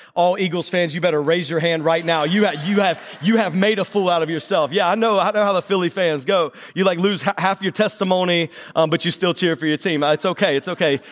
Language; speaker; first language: English; native; English